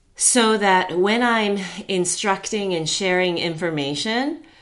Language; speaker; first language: English; early bilingual, heritage; Chinese